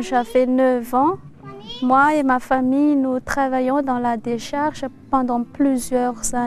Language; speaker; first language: French; non-native, local second language; Malagasy